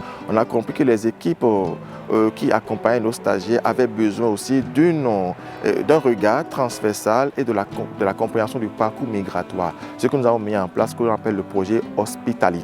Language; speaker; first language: French; native; French